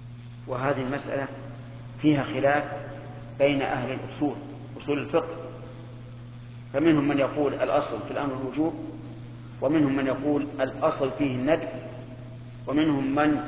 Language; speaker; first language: Arabic; native; Arabic